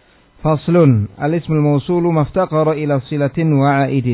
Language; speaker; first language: Arabic; non-native, fluent; Indonesian